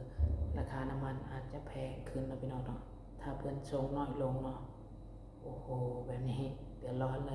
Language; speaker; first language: Thai; non-native, local second language; Lao